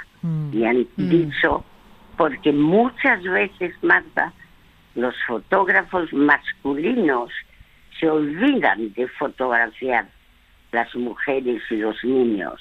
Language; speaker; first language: Spanish; early bilingual, other home language; French